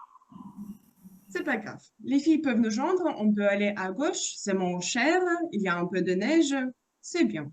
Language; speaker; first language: French; non-native, fluent; Russian